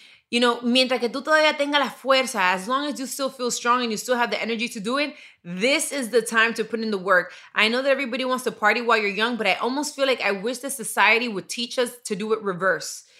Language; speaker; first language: English; early bilingual, other home language; Spanish